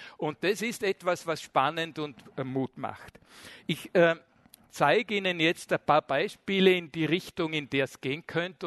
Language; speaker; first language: German; native; German